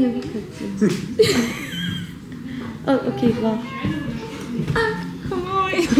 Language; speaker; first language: Korean; non-native, fluent; Turkish